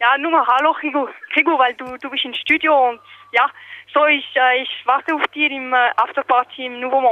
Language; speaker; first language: German; non-native, local second language; French